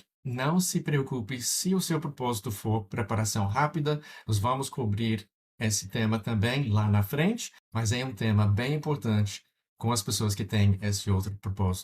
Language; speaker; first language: Portuguese; non-native, fluent; English